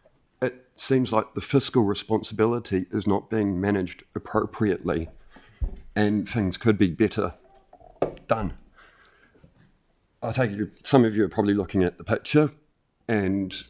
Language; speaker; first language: English; native; English